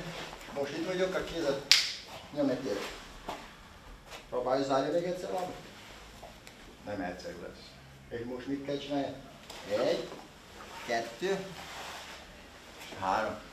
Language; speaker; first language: Hungarian; non-native, learner; Portuguese